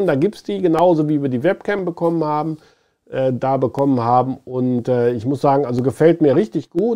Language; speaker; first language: German; native; German